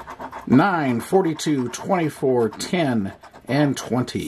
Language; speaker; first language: English; native; English